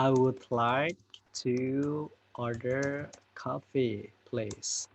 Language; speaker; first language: English; non-native, fluent; Indonesian